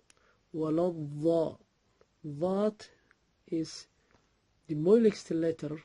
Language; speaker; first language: Dutch; non-native, learner; Somali